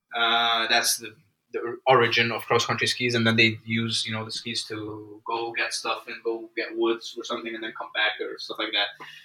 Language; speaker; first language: English; non-native, fluent; Arabic